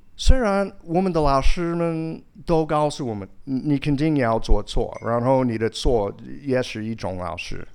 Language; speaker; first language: Chinese; non-native, fluent; English